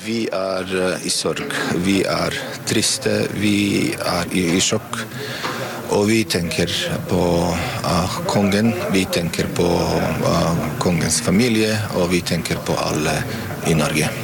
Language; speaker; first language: Norwegian; non-native, fluent; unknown